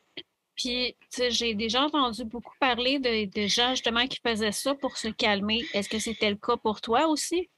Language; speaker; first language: French; native; French